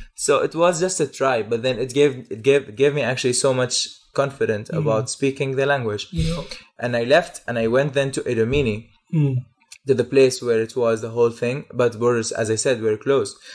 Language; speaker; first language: English; non-native, fluent; Arabic